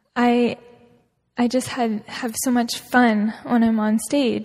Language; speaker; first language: English; native; English